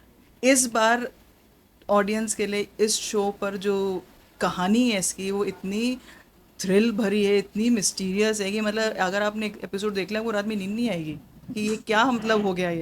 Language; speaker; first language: Hindi; native; Hindi